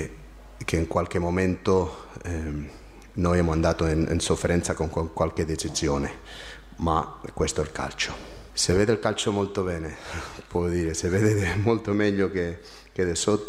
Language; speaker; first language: Italian; non-native, fluent; Spanish